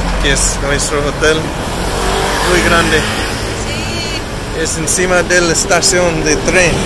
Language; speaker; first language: Spanish; non-native, learner; English